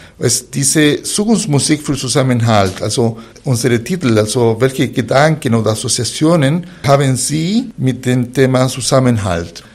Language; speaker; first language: German; non-native, fluent; Spanish